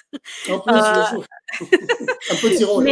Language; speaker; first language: French; native; French